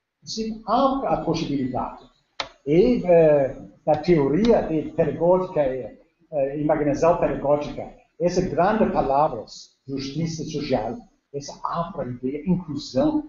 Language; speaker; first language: Portuguese; non-native, learner; Danish